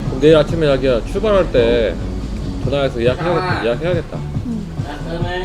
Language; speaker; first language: Korean; native; Korean